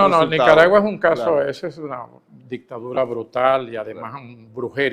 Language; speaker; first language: Spanish; native; Spanish